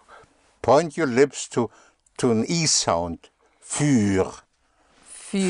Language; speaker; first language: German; non-native, fluent; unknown